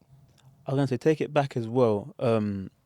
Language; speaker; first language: English; native; English